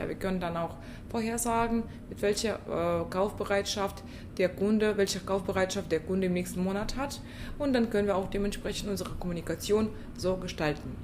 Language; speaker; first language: German; non-native, fluent; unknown